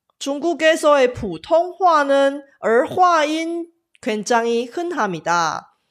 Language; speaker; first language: Korean; non-native, fluent; Chinese